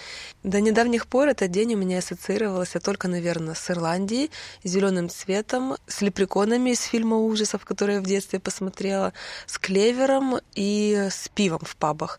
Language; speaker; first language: Russian; native; Russian